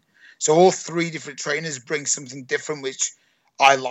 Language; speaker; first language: English; native; English